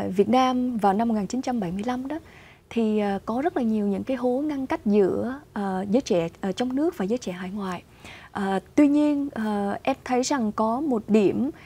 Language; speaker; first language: Vietnamese; early bilingual, heritage; Vietnamese